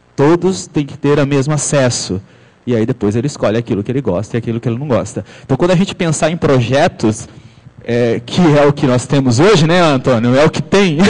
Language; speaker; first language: Portuguese; native; Portuguese